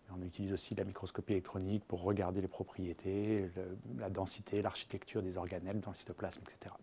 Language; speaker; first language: French; native; French